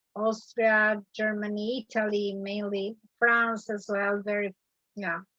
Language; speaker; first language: English; non-native, learner; Albanian